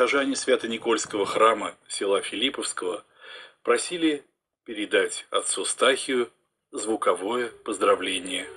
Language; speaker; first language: Russian; native; Russian